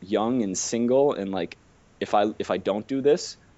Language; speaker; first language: English; native; English